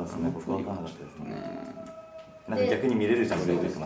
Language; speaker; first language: Japanese; native; Japanese